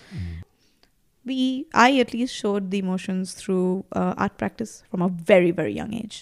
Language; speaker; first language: English; non-native, local second language; Bangla